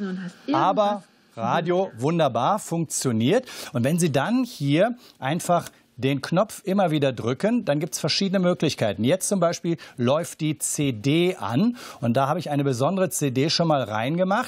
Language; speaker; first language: German; native; German